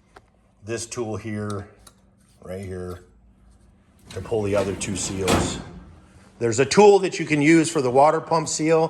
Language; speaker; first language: English; native; English